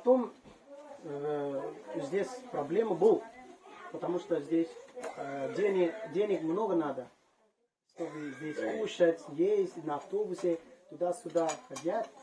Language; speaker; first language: Russian; non-native, learner; Manipuri